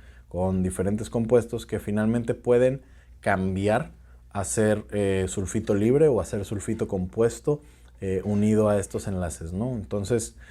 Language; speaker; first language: Spanish; native; Spanish